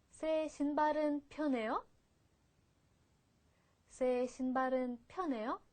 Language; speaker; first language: Korean; non-native, fluent; Russian